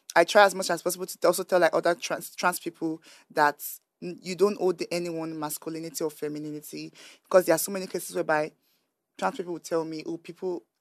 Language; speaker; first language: English; non-native, local second language; Yoruba